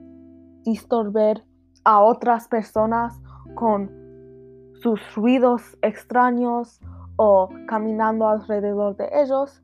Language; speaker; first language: Spanish; non-native, learner; English